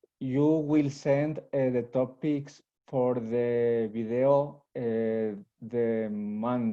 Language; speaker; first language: English; non-native, learner; Spanish